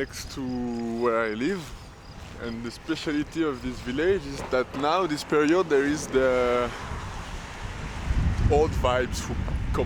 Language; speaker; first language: English; non-native, learner; French